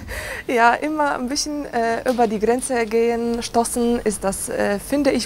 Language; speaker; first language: German; non-native, fluent; Polish